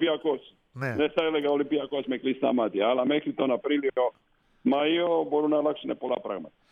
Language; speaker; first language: Greek; non-native, fluent; Slovenian